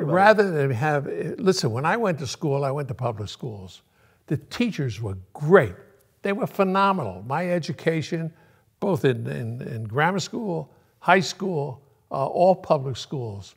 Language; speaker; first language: English; early bilingual, other home language; Yiddish